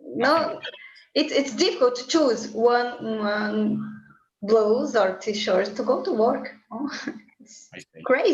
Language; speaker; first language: English; non-native, learner; Portuguese